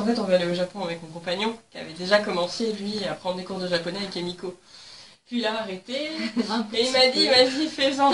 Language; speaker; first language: French; native; French